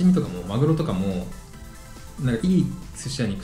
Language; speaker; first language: Japanese; native; Japanese